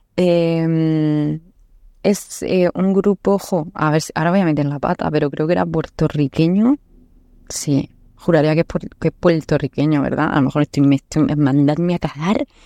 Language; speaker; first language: Spanish; native; Spanish